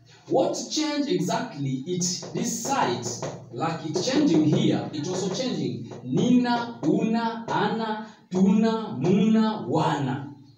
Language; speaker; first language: English; non-native, fluent; Swahili